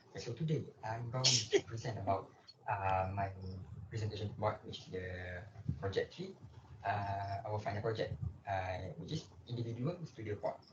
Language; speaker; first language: English; non-native, local second language; Malay